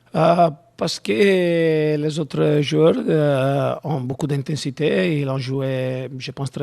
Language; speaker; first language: French; non-native, learner; Italian